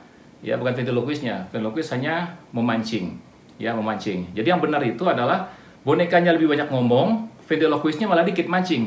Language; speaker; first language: Indonesian; native; Indonesian